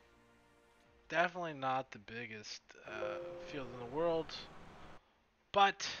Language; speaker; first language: English; native; English